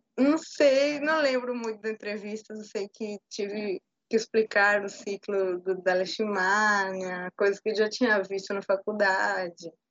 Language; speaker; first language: Portuguese; non-native, fluent; Spanish